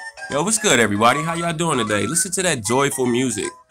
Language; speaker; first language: English; native; English